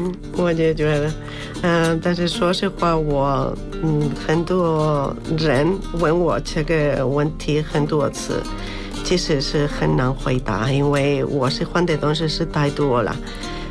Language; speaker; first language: Chinese; non-native, learner; Spanish